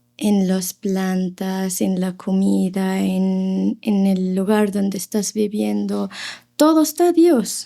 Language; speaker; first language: Spanish; non-native, fluent; Arabic